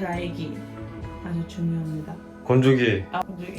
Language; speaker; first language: Korean; non-native, learner; Dutch